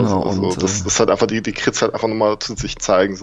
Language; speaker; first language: German; native; German